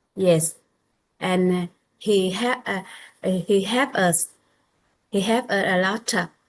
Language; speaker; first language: English; non-native, learner; Vietnamese